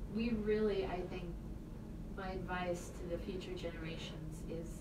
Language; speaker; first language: English; native; English